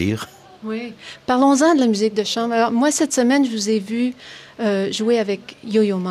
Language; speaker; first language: French; native; French